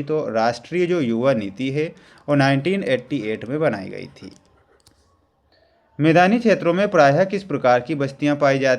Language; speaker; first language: Hindi; native; Hindi